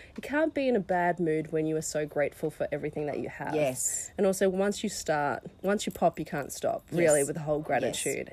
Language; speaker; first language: English; native; English